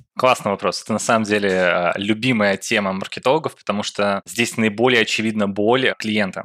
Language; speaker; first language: Russian; native; Russian